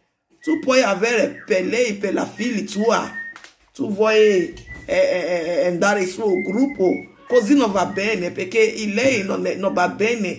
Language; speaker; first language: Italian; non-native, learner; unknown